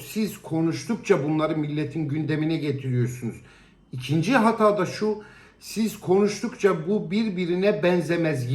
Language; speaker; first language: Turkish; native; Turkish